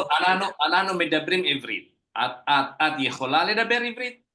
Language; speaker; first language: Hebrew; non-native, fluent; Indonesian